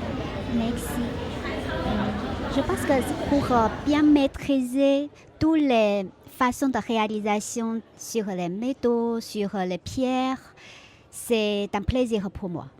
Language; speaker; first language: French; non-native, fluent; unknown